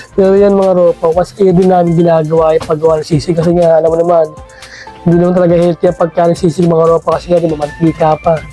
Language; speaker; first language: Filipino; native; Filipino